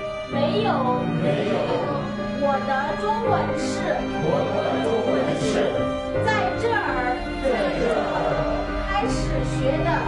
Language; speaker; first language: Chinese; non-native, learner; Tibetan